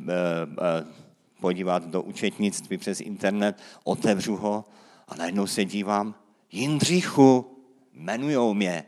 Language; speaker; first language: Czech; native; Czech